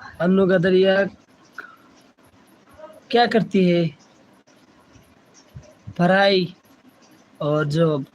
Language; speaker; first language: Hindi; non-native, learner; Bangla